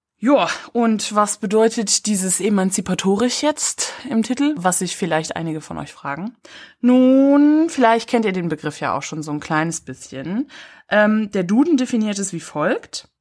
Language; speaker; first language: German; native; German